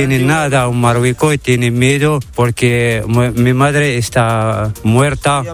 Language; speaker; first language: Spanish; non-native, learner; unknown